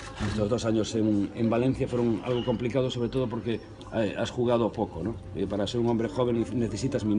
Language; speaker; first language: Spanish; native; Spanish